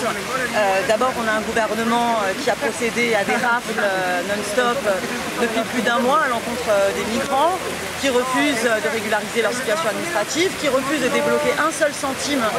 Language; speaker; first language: French; native; French